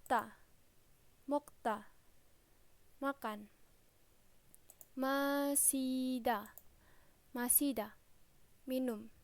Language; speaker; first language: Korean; non-native, fluent; Indonesian